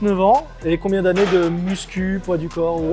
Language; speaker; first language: French; native; French